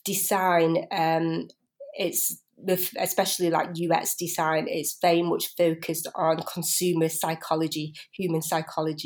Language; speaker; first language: English; native; English